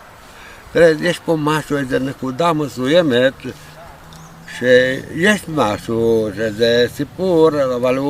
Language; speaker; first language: Hebrew; non-native, fluent; Romanian